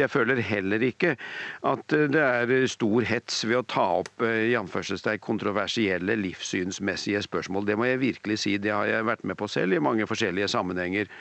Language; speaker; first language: Norwegian; native; Norwegian